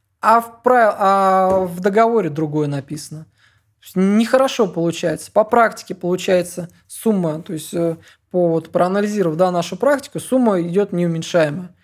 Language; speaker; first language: Russian; native; Russian